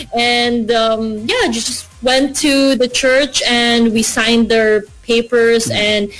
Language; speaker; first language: English; non-native, local second language; Korean